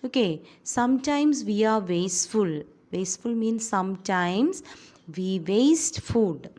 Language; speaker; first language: English; non-native, local second language; Malayalam